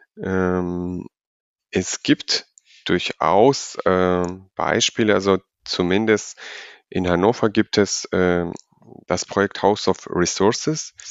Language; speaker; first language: German; non-native, fluent; Georgian